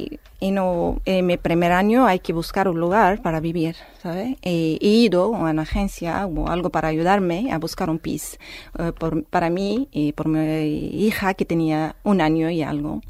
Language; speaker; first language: Spanish; non-native, fluent; Arabic